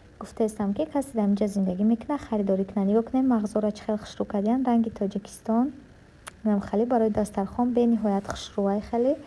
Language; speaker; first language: Tajik; native; Tajik